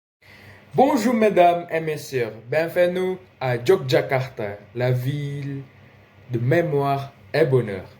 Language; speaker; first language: French; non-native, learner; Indonesian